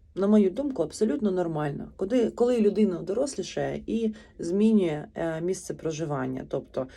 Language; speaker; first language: Ukrainian; native; Ukrainian